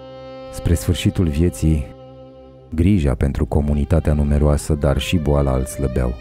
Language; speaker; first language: Romanian; native; Romanian